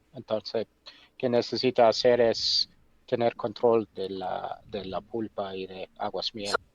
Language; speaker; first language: Spanish; non-native, fluent; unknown